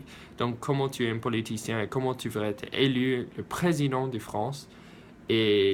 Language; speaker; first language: French; non-native, learner; English